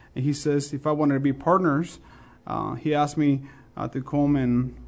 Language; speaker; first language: English; non-native, fluent; Spanish